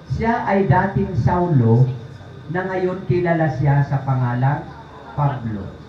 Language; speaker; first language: Filipino; non-native, local second language; Cebuano